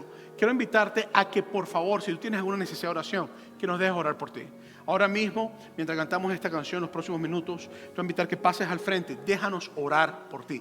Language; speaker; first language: Spanish; native; Spanish